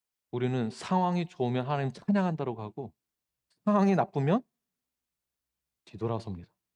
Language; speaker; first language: Korean; native; Korean